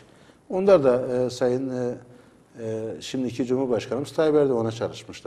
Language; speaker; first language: Turkish; native; Turkish